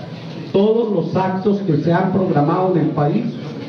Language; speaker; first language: Spanish; native; Spanish